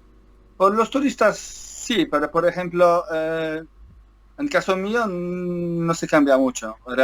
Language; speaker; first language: Spanish; non-native, learner; Polish